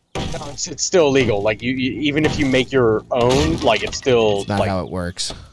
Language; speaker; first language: English; native; English